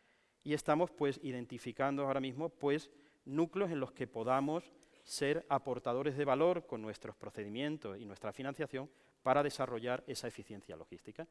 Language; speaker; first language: Spanish; native; Spanish